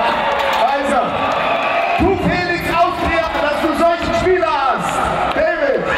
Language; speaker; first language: German; native; German